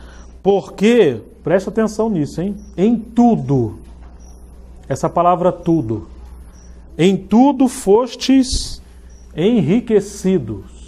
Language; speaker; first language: Portuguese; native; Portuguese